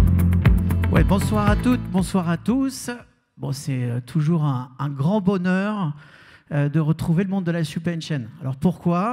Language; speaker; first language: French; native; French